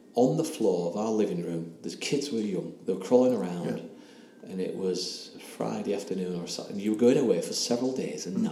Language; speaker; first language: English; native; English